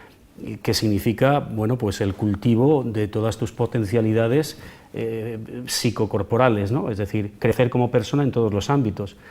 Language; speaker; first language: Spanish; native; Spanish